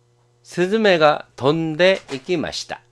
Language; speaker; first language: Japanese; non-native, fluent; Korean